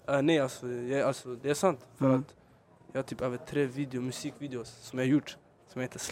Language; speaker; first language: Swedish; early bilingual, other home language; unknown